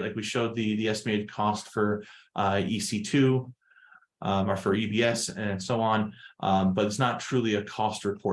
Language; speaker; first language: English; native; English